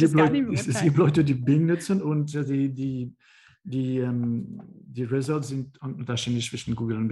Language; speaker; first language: German; non-native, learner; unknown